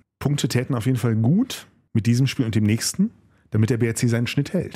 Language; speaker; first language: German; native; German